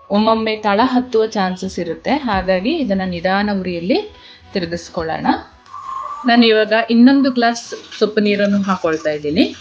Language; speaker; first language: Kannada; non-native, local second language; Kodava